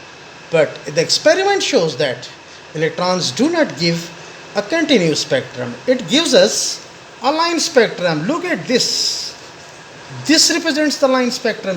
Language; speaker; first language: English; non-native, local second language; Pashto